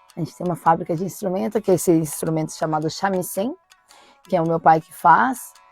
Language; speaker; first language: Portuguese; native; Portuguese